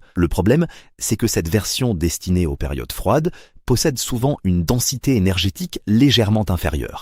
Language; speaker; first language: French; native; French